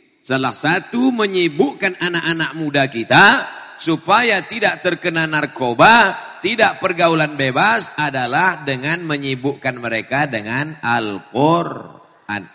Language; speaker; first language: Indonesian; native; Indonesian